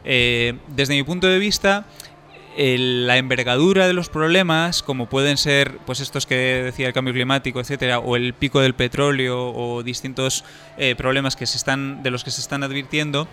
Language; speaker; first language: Spanish; native; Spanish